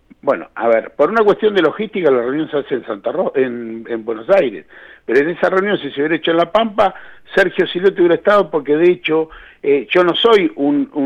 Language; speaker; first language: Spanish; native; Spanish